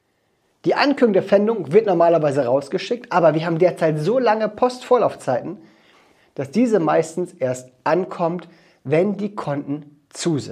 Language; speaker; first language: German; native; German